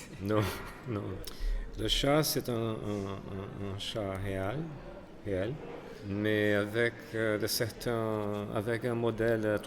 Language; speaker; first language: French; non-native, fluent; Portuguese